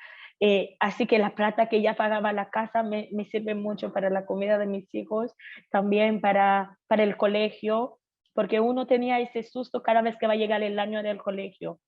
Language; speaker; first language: Spanish; non-native, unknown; Haitian Creole